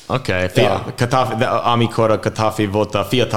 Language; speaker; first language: Hungarian; non-native, learner; English